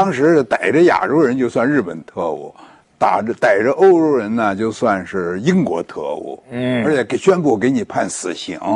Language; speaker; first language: Chinese; native; Chinese